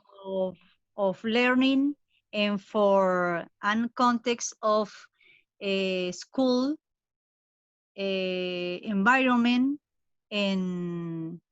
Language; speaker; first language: English; non-native, fluent; Spanish